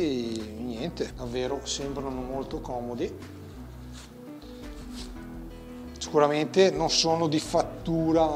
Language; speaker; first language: Italian; native; Italian